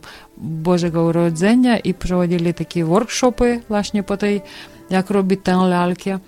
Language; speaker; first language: Polish; non-native, learner; Ukrainian